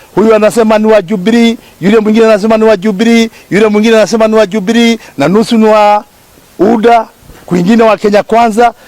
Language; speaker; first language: Swahili; non-native, local second language; Kikuyu